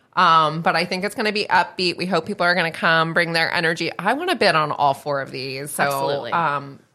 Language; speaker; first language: English; native; English